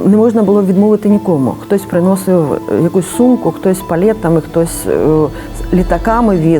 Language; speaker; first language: Ukrainian; native; Ukrainian